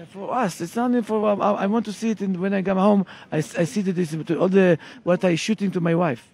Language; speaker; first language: English; non-native, learner; Hebrew